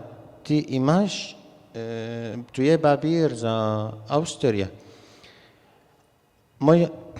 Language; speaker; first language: Slovenian; non-native, learner; Arabic